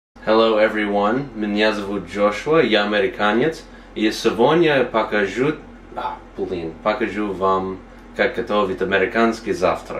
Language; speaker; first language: Russian; non-native, fluent; English